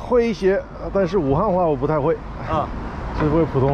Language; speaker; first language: Chinese; non-native, fluent; English